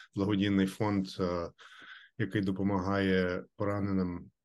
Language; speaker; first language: Ukrainian; early bilingual, heritage; Ukrainian